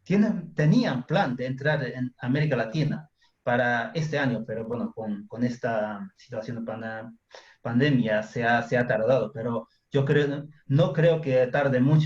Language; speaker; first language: Spanish; non-native, fluent; Chinese